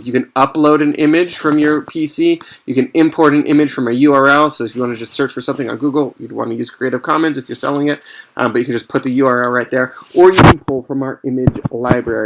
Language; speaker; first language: English; native; English